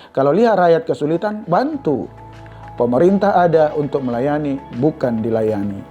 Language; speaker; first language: Indonesian; native; Indonesian